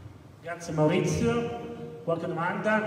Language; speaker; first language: Italian; native; Italian